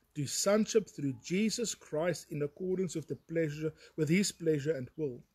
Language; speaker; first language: English; non-native, local second language; Afrikaans